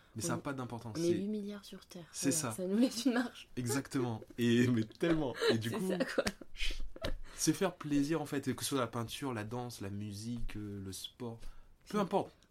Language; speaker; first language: French; native; French